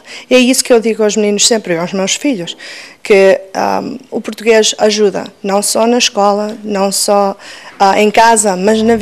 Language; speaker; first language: Portuguese; early bilingual, heritage; Portuguese